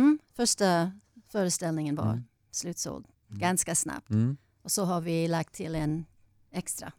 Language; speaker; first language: Swedish; non-native, fluent; English